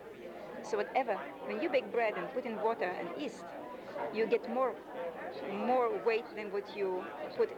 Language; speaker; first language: English; non-native, fluent; Yiddish